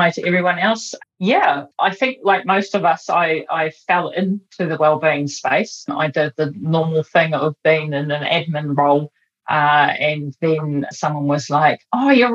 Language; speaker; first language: English; native; English